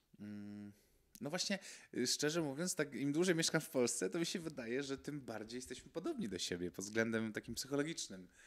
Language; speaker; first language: Polish; early bilingual, other home language; Mongolian